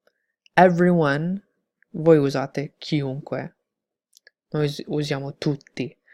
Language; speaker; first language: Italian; non-native, fluent; English